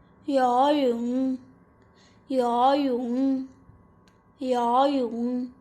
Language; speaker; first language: Chinese; non-native, fluent; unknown